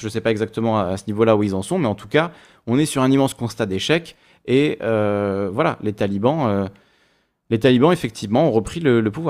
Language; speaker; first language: French; native; French